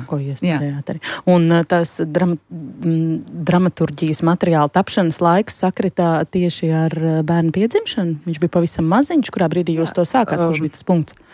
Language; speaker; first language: Latvian; native; Latvian